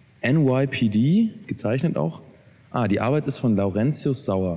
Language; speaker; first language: German; native; German